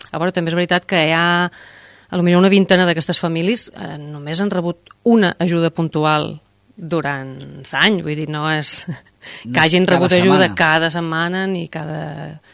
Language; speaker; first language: Catalan; native; Catalan